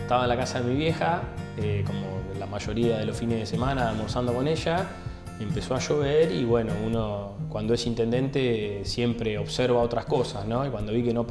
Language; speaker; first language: Spanish; native; Spanish